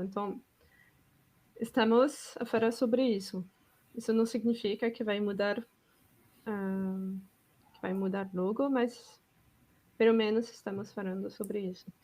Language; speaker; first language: Portuguese; non-native, fluent; French